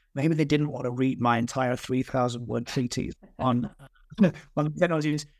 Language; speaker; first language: English; native; English